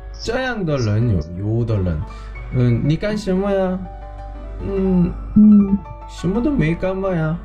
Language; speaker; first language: Chinese; non-native, learner; Korean